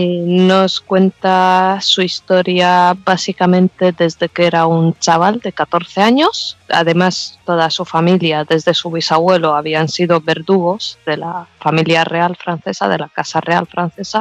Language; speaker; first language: Spanish; native; Spanish